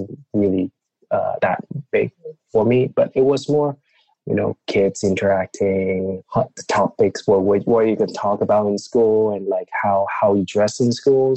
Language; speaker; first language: English; non-native, local second language; Cantonese